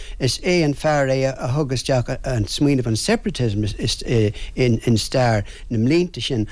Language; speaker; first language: Irish; non-native, local second language; English